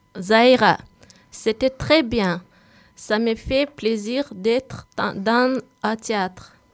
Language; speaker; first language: French; non-native, learner; Chechen